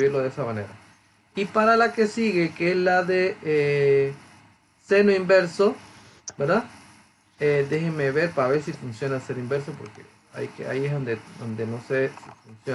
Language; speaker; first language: Spanish; native; Spanish